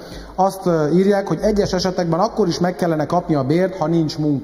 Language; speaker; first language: Hungarian; native; Hungarian